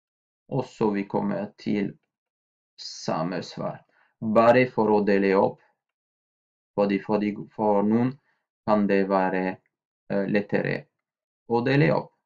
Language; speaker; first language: Norwegian; non-native, fluent; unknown